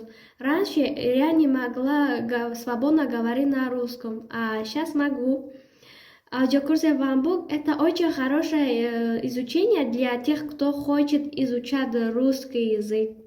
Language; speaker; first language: Russian; non-native, learner; Tajik